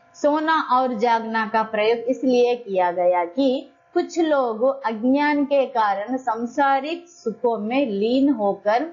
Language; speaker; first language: Hindi; non-native, local second language; Telugu